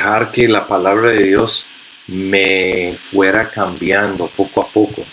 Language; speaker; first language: Spanish; non-native, fluent; English